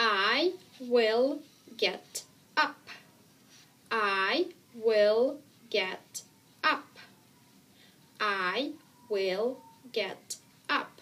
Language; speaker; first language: English; non-native, fluent; Russian